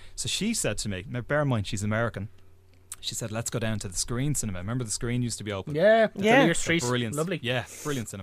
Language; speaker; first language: English; native; English